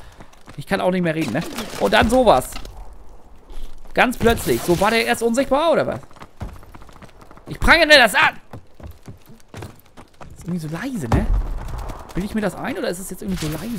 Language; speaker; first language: German; native; German